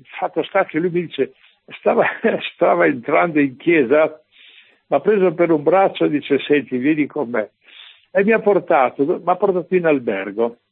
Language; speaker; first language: Italian; native; Italian